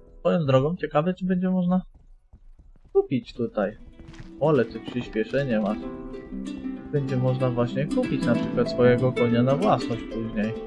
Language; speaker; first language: Polish; native; Polish